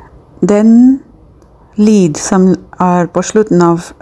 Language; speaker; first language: Norwegian; non-native, fluent; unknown